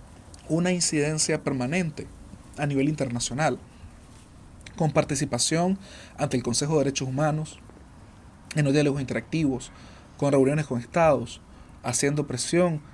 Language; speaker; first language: Spanish; native; Spanish